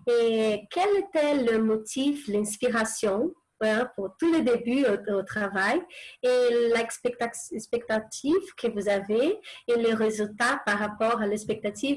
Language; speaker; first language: French; non-native, fluent; Portuguese